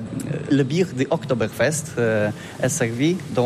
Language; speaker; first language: French; non-native, learner; Polish